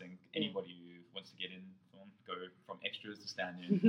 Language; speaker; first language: English; native; English